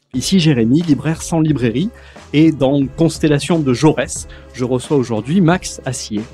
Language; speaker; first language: French; native; French